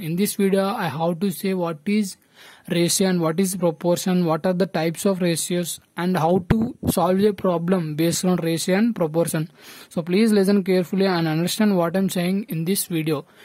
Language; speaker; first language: English; non-native, local second language; Telugu